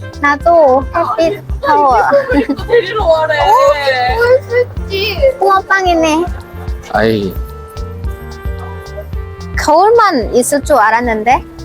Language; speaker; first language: Korean; non-native, learner; Vietnamese